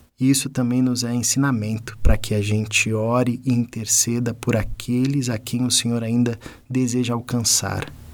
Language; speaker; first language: Portuguese; native; Portuguese